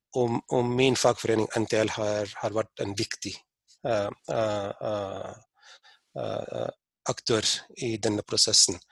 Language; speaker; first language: Norwegian; non-native, fluent; Arabic